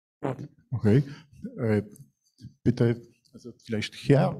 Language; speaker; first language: German; non-native, fluent; Polish